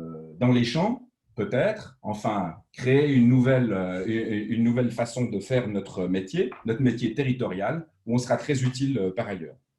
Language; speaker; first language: French; native; French